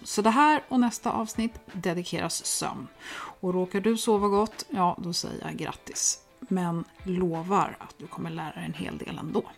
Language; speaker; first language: Swedish; native; Swedish